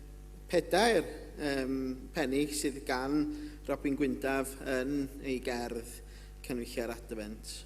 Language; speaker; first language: Welsh; native; Welsh